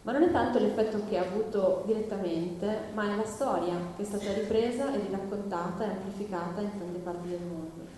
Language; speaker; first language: Italian; non-native, fluent; English